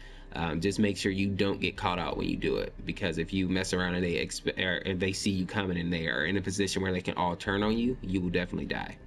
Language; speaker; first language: English; native; English